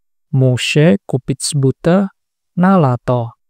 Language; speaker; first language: Polish; non-native, learner; Indonesian